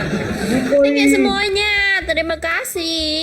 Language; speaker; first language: Indonesian; non-native, learner; Vietnamese